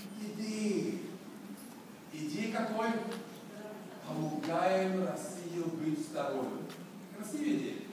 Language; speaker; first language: Russian; non-native, learner; Swedish